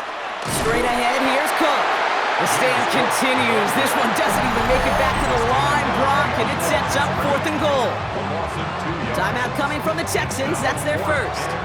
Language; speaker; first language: English; native; English